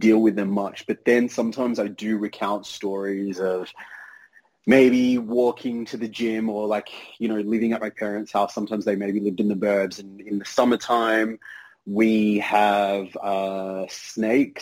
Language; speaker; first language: English; native; English